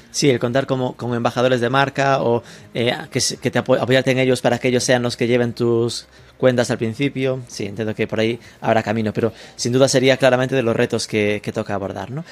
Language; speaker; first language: Spanish; native; Spanish